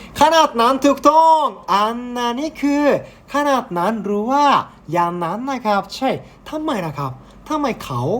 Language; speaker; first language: Thai; non-native, learner; Japanese